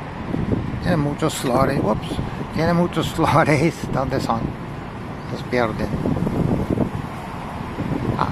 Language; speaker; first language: Spanish; non-native, learner; English